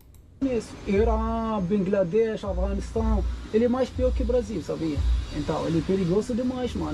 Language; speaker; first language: Portuguese; non-native, learner; Arabic